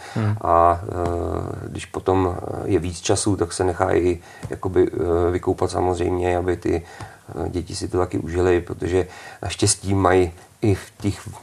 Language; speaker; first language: Czech; native; Czech